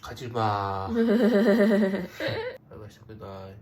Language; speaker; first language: Korean; non-native, learner; Japanese